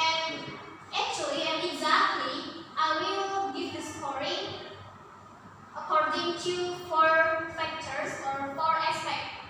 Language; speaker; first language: English; non-native, learner; Indonesian